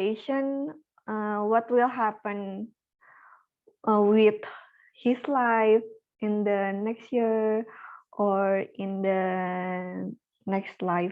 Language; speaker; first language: English; non-native, learner; Indonesian